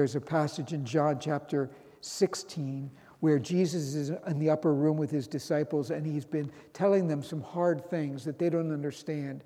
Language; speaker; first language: English; native; English